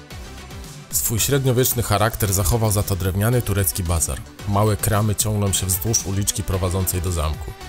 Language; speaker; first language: Polish; native; Polish